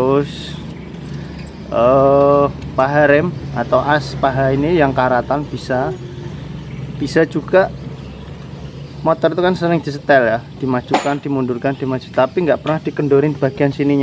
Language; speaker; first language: Indonesian; native; Indonesian